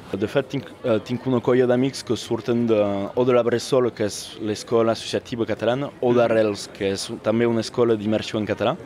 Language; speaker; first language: Catalan; non-native, local second language; French